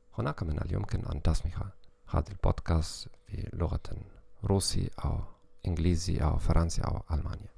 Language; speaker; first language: Arabic; non-native, learner; German